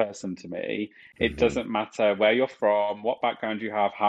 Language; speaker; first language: English; native; English